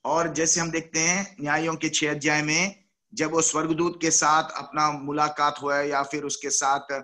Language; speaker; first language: Hindi; non-native, local second language; Telugu